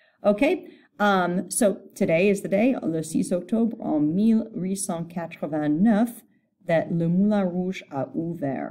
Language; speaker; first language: French; non-native, fluent; English